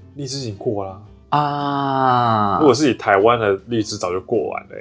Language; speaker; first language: Chinese; native; Chinese